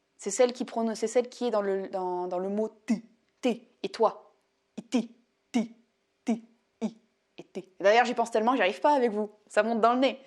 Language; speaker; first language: French; native; French